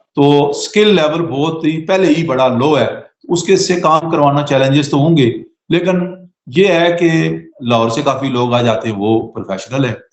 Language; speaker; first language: Urdu; non-native, local second language; Pahari-Potwari